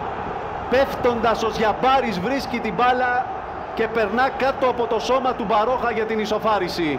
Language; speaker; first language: Greek; native; Greek